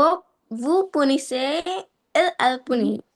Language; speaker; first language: French; non-native, learner; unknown